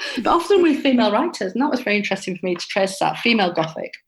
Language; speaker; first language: English; native; English